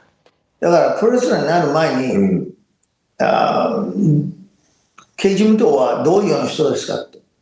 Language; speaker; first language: Japanese; non-native, fluent; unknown